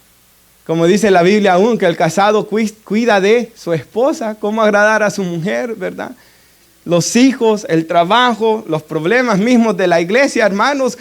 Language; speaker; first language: Spanish; native; Spanish